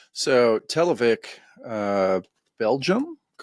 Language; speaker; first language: English; native; English